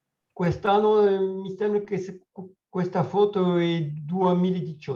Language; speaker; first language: Italian; non-native, learner; French